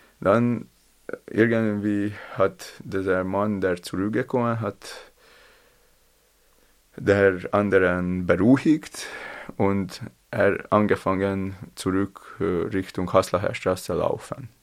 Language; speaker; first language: German; non-native, learner; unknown